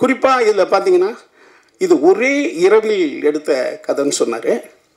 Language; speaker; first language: Tamil; native; Tamil